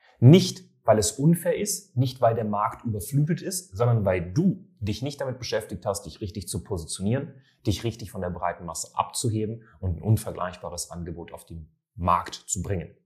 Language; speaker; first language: German; native; German